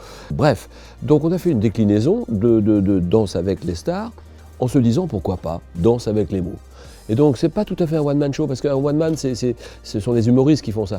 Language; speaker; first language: French; native; French